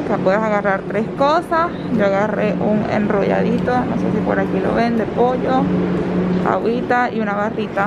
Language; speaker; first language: Spanish; native; Spanish